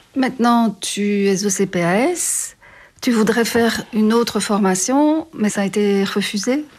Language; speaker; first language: French; native; French